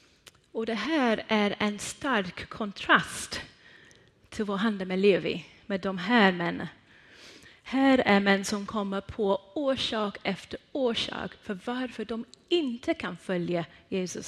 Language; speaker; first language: Swedish; non-native, fluent; Persian